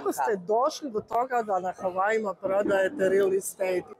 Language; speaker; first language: Croatian; native; Croatian